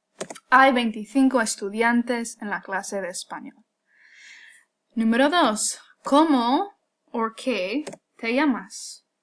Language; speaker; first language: Spanish; non-native, fluent; English